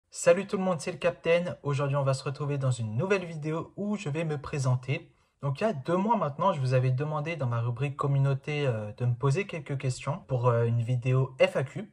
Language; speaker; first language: French; native; French